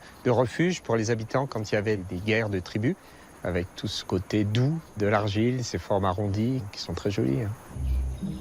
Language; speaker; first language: French; native; French